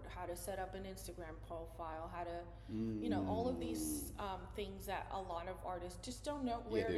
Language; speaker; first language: English; non-native, fluent; Spanish